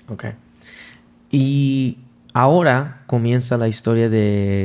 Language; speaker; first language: Spanish; non-native, fluent; English